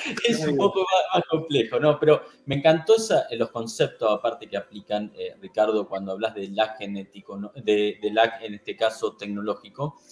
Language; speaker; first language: Spanish; native; Spanish